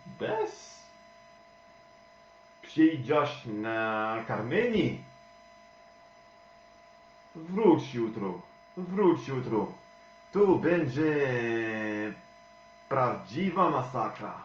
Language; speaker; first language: Polish; non-native, learner; French